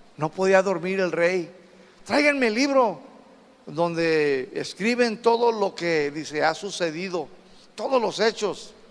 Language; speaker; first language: Spanish; early bilingual, heritage; Spanish